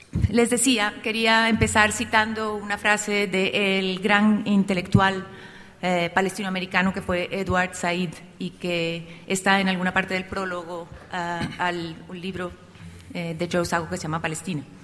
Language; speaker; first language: Spanish; native; Spanish